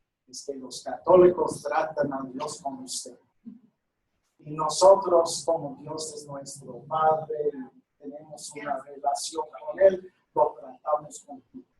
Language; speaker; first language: Spanish; non-native, fluent; English